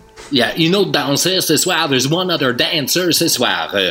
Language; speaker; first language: English; native; English